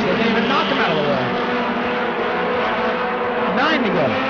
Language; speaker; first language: English; native; English